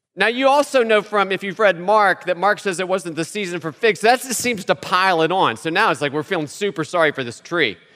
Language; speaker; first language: English; native; English